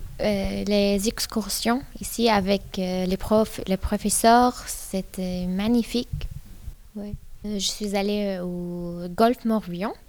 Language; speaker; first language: French; non-native, learner; Arabic